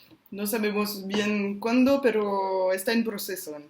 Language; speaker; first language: Spanish; non-native, fluent; French